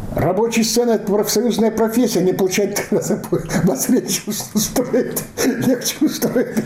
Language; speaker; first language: Russian; non-native, local second language; Yiddish